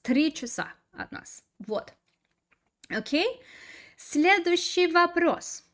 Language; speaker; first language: Russian; non-native, fluent; English